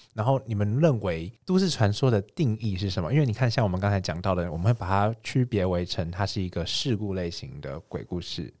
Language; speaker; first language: Chinese; native; Chinese